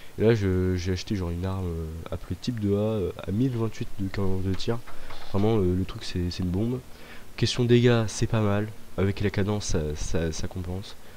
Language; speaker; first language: French; native; French